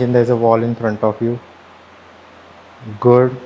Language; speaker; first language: English; non-native, local second language; Hindi